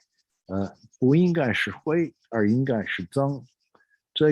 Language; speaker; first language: Chinese; non-native, fluent; English